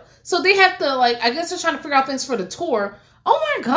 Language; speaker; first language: English; native; English